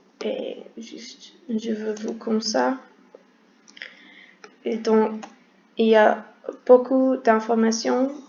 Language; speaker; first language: French; non-native, learner; English